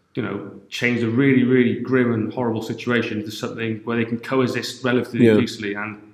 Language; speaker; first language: English; native; English